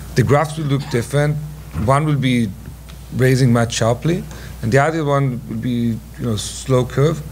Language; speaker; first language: English; non-native, fluent; Hebrew